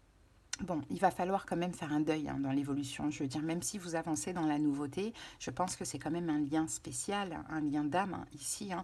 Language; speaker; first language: French; native; French